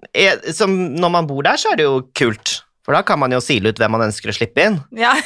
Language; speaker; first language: Norwegian; native; Norwegian